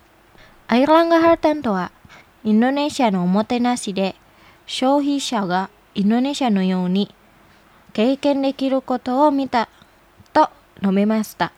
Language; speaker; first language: Japanese; non-native, fluent; Indonesian